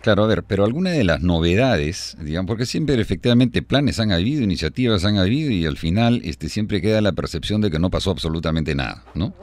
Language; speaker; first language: Spanish; native; Spanish